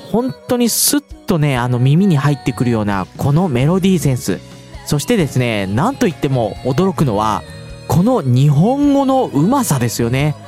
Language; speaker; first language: Japanese; native; Japanese